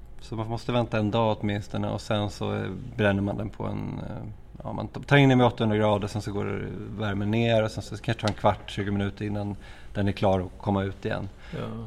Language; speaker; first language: Swedish; native; Swedish